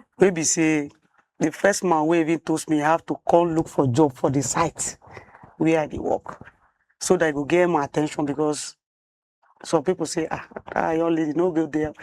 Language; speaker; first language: Nigerian Pidgin; non-native, local second language; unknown